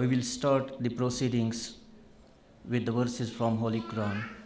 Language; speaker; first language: English; non-native, local second language; Urdu